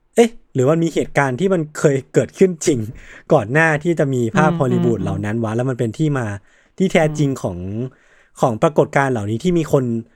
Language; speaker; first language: Thai; native; Thai